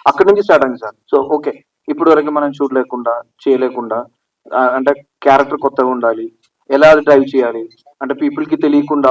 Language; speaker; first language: Telugu; non-native, learner; Malayalam